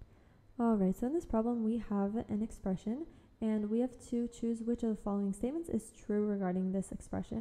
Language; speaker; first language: English; native; English